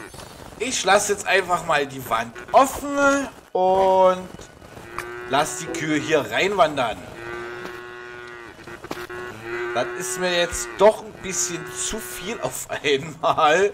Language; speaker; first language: German; native; German